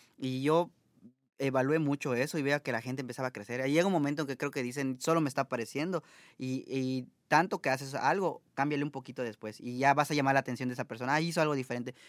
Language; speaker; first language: Spanish; native; Spanish